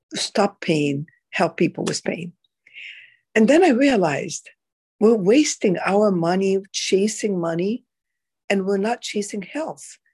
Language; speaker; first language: English; non-native, fluent; Arabic